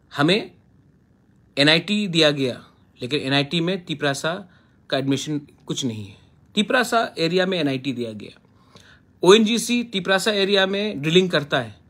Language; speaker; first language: Hindi; non-native, local second language; Kok Borok